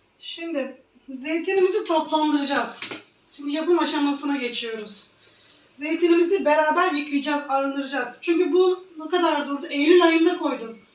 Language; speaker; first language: Turkish; native; Turkish